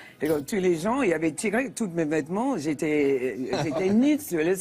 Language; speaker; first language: French; non-native, learner; English